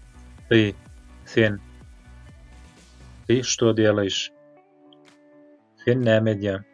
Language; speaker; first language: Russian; non-native, local second language; Turkmen